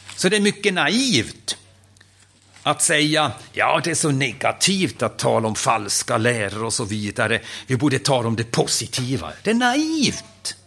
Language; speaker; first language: Swedish; non-native, fluent; German